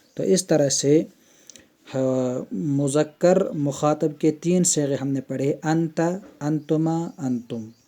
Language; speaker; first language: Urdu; non-native, local second language; Kashmiri